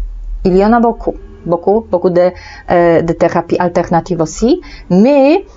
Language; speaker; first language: French; non-native, fluent; Polish